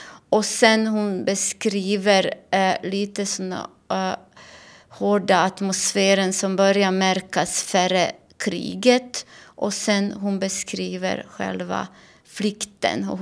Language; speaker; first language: Swedish; non-native, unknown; Bosnian